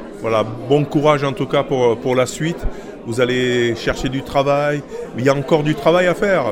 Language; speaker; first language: French; native; French